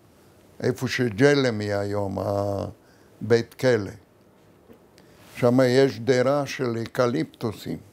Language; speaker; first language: Hebrew; non-native, fluent; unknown